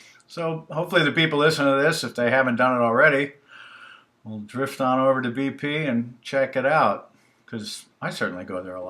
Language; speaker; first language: English; native; English